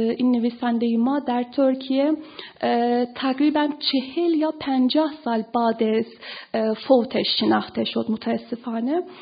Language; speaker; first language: Persian; non-native, fluent; Turkish